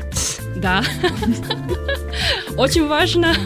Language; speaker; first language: Russian; non-native, learner; Chinese